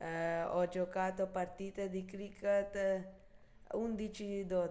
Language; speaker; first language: Italian; non-native, learner; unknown